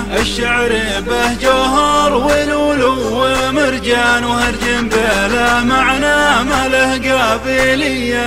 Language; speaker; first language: Arabic; native; Arabic